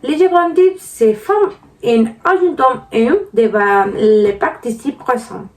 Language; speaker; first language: French; non-native, learner; Spanish